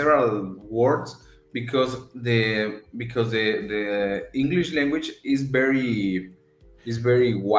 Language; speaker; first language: English; non-native, learner; Spanish